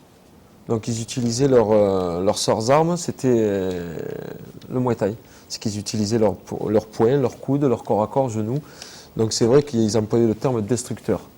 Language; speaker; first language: French; native; French